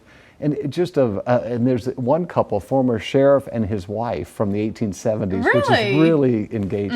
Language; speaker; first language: English; native; English